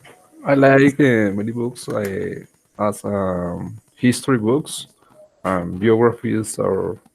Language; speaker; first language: English; non-native, learner; Spanish